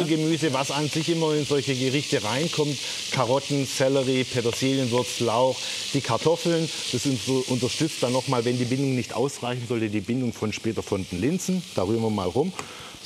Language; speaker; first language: German; native; German